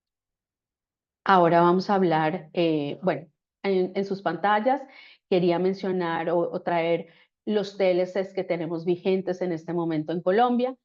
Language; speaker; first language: Spanish; native; Spanish